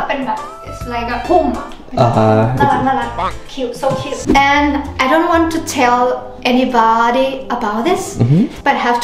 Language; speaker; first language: English; non-native, learner; Thai